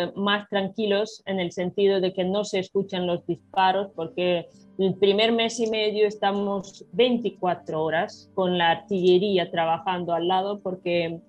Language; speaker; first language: Spanish; non-native, fluent; Ukrainian